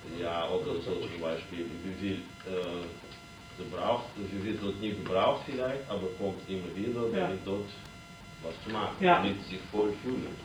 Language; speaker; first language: German; non-native, learner; Russian